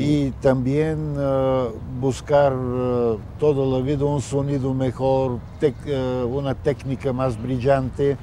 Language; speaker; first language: Spanish; non-native, fluent; Bulgarian